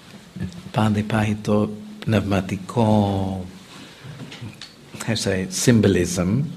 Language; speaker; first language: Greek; non-native, learner; English